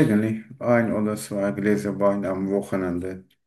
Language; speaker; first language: German; non-native, learner; Turkish